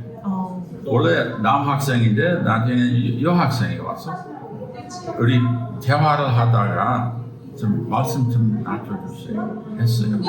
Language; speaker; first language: Korean; non-native, fluent; English